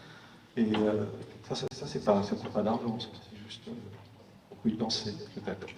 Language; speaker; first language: French; native; French